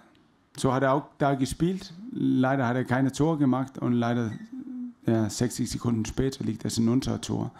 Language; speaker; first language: German; non-native, fluent; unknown